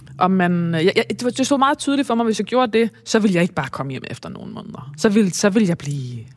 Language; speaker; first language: Danish; native; Danish